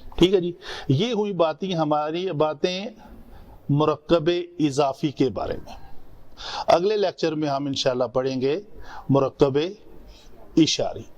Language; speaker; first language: Urdu; non-native, local second language; Punjabi